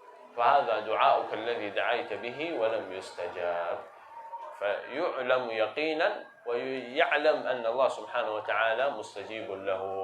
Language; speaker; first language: Arabic; native; Arabic